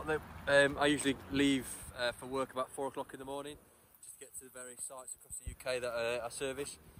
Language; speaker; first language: English; native; English